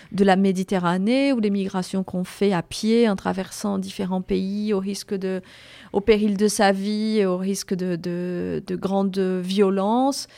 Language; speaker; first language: French; non-native, fluent; Portuguese